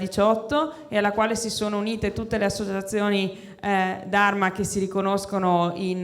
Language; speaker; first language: Italian; native; Italian